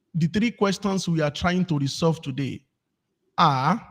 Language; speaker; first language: English; non-native, local second language; Yoruba